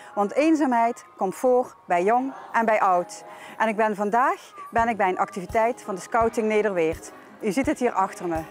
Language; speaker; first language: Dutch; native; Dutch